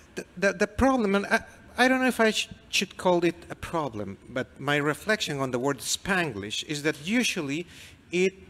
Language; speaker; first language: English; non-native, fluent; Spanish